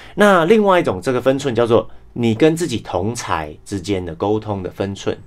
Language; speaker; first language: Chinese; non-native, local second language; English